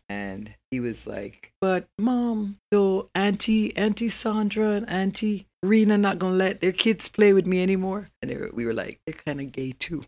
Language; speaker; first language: English; native; English